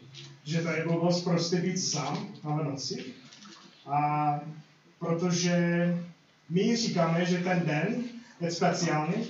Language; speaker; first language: Czech; non-native, fluent; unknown